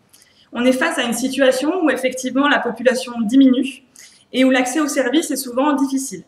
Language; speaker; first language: French; native; French